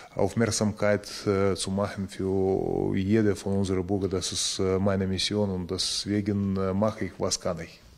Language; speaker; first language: German; non-native, learner; Ukrainian